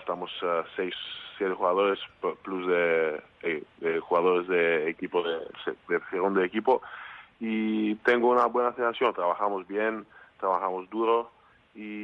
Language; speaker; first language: Spanish; non-native, learner; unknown